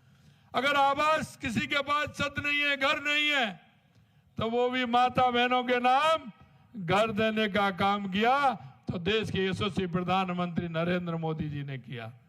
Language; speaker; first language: Hindi; native; Hindi